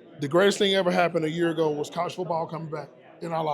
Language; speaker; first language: English; native; English